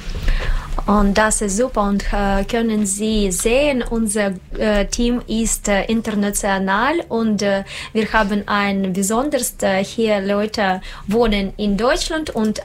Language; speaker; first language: German; non-native, learner; Russian